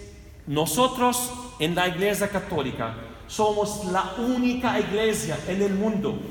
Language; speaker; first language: Spanish; non-native, fluent; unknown